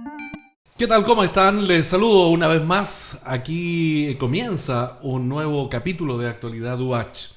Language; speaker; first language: Spanish; native; Spanish